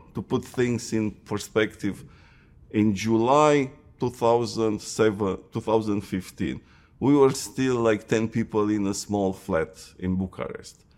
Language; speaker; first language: English; non-native, fluent; Romanian